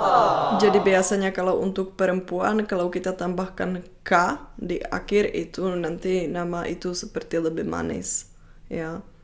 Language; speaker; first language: Indonesian; non-native, fluent; Czech